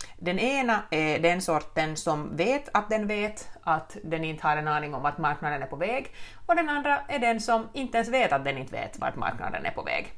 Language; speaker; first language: Swedish; native; Swedish